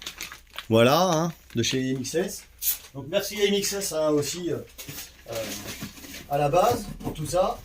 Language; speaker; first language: French; native; French